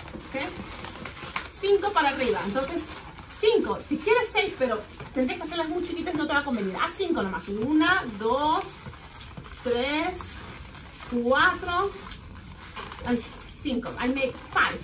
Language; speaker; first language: Spanish; native; Spanish